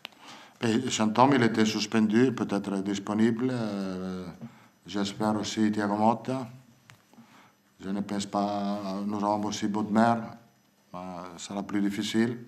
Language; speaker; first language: French; non-native, fluent; Italian